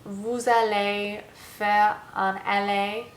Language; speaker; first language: French; non-native, learner; English